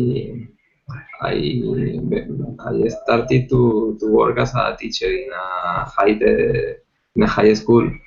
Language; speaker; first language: English; non-native, learner; Spanish